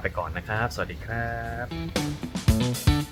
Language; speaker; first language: Thai; native; Thai